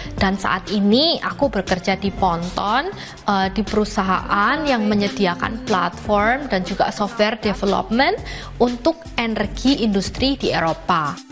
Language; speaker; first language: Indonesian; native; Indonesian